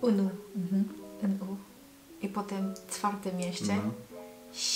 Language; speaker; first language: Polish; non-native, learner; Korean